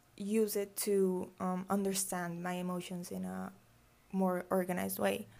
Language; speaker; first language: English; early bilingual, other home language; Spanish